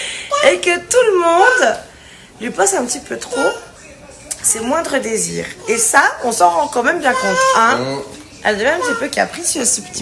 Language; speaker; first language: French; native; French